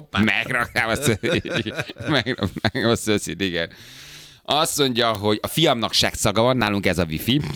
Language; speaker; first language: Hungarian; native; Hungarian